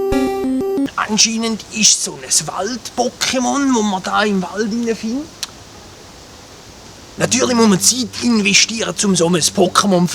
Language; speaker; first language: German; native; German